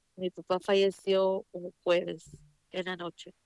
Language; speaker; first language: Spanish; native; Spanish